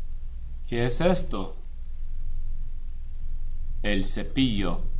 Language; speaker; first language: Spanish; non-native, fluent; English